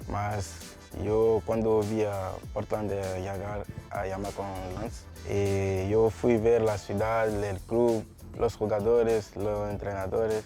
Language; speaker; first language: Spanish; non-native, learner; Portuguese